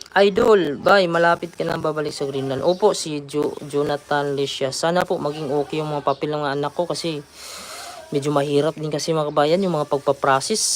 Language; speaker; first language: Filipino; non-native, local second language; Cebuano